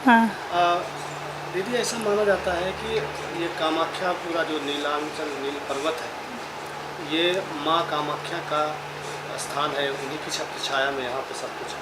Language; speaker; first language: Hindi; native; Hindi